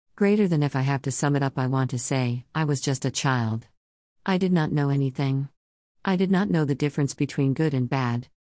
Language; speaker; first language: English; non-native, local second language; Surigaonon